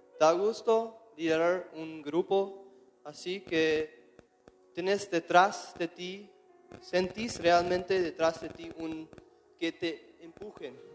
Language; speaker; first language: Spanish; non-native, local second language; German